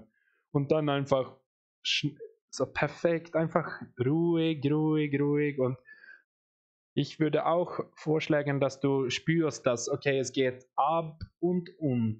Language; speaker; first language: German; non-native, fluent; Swedish